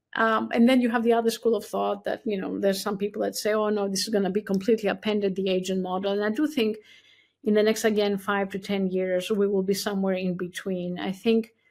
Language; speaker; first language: English; non-native, fluent; Greek